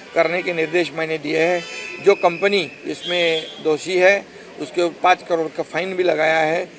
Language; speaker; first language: Hindi; non-native, local second language; Marathi